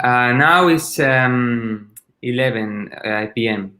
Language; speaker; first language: English; non-native, learner; Spanish